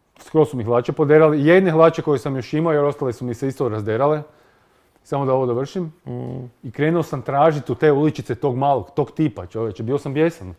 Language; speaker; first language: Croatian; native; Croatian